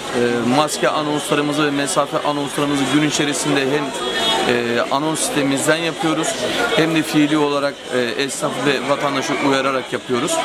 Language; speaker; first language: Turkish; native; Turkish